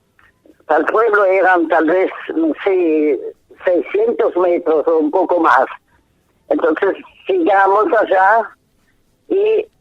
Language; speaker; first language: Spanish; non-native, fluent; German